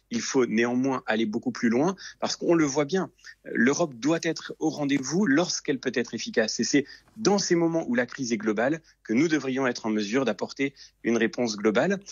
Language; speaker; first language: French; native; French